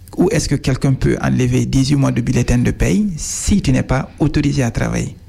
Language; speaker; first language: French; non-native, local second language; Fula